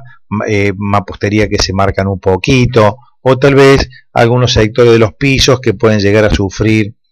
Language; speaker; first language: Spanish; native; Spanish